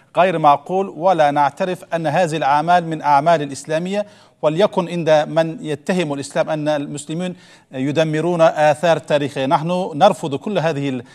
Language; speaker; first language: Arabic; non-native, fluent; Turkish